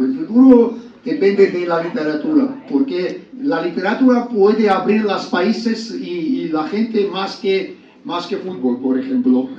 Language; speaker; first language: Spanish; non-native, learner; Georgian